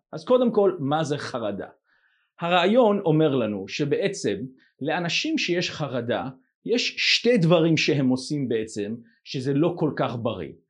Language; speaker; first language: Hebrew; non-native, fluent; English